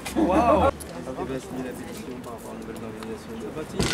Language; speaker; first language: French; native; French